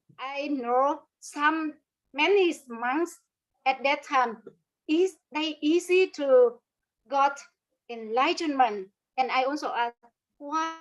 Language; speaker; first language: English; non-native, learner; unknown